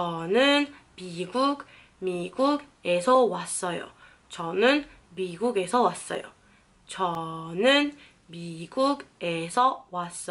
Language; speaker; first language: Korean; non-native, fluent; French